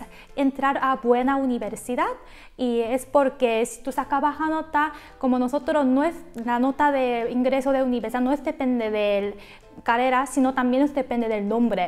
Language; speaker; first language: Spanish; non-native, fluent; Korean